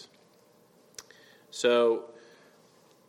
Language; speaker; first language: English; native; English